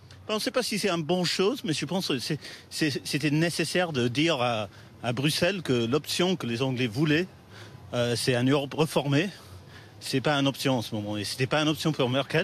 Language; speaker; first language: French; non-native, fluent; English